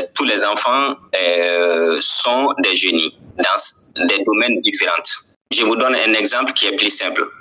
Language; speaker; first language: French; non-native, local second language; Bambara